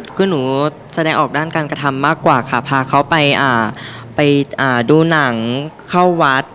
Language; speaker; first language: Thai; native; Thai